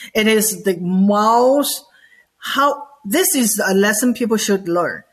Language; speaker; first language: English; non-native, fluent; Chinese